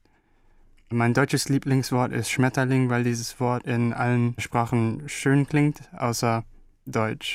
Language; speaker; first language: German; early bilingual, other home language; Korean